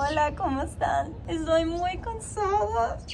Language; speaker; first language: Spanish; non-native, learner; English